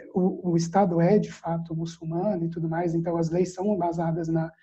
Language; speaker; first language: Portuguese; early bilingual, other home language; Arabic